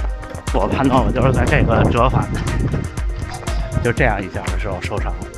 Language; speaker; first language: Chinese; native; Chinese